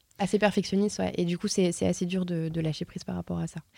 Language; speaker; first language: French; native; French